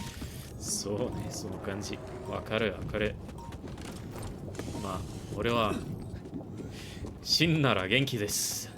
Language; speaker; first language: Japanese; non-native, learner; English